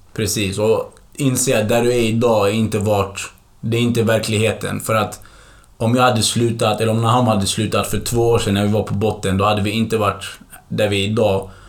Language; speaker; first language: Swedish; early bilingual, other home language; Kurdish